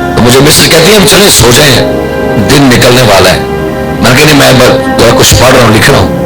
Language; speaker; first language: Urdu; non-native, local second language; Punjabi